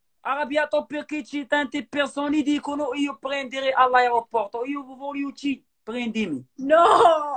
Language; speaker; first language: Italian; non-native, learner; Arabic